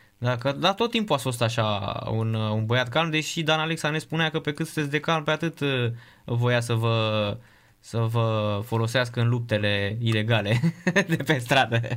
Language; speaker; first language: Romanian; native; Romanian